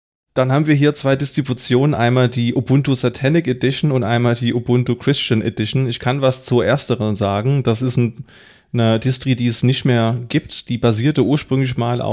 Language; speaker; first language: German; native; German